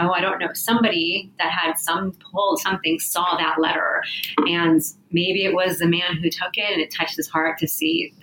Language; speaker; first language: English; early bilingual, other home language; Spanish